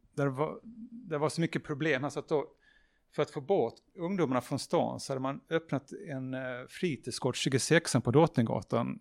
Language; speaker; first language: Swedish; native; Swedish